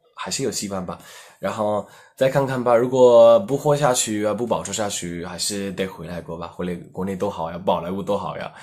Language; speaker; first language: Chinese; non-native, fluent; Hindi